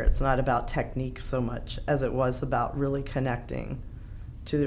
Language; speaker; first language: English; native; English